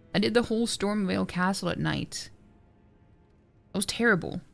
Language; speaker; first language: English; non-native, fluent; Norwegian